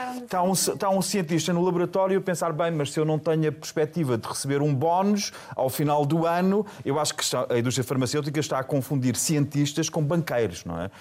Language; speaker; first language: Portuguese; non-native, fluent; German